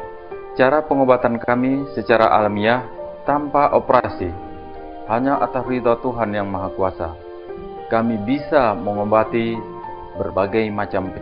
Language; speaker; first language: Malay; native; Malay